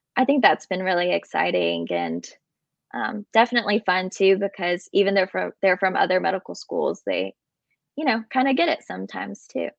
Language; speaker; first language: English; native; English